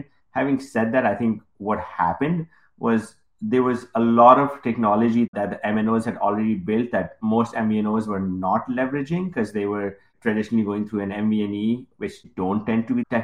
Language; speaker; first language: English; non-native, local second language; Urdu